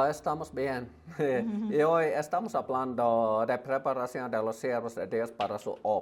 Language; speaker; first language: Spanish; non-native, learner; Finnish